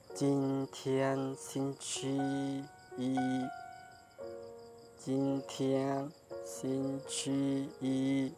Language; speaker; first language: Chinese; non-native, fluent; Hmong